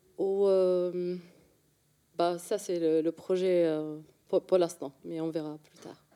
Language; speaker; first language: French; non-native, fluent; Arabic